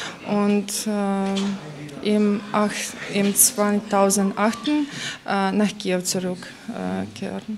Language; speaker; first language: German; non-native, learner; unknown